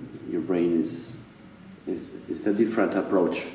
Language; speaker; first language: English; non-native, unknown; Italian